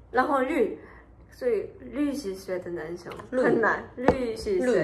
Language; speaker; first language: Chinese; non-native, fluent; Korean